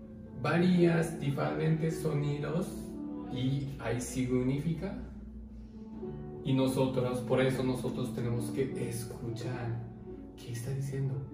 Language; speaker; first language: Spanish; non-native, learner; Japanese